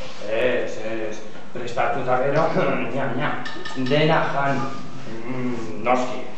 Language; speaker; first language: Basque; non-native, learner; Spanish